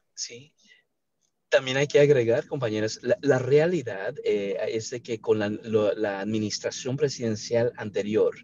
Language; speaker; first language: Spanish; native; Spanish